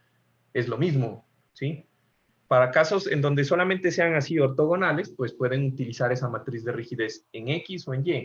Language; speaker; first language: Spanish; native; Spanish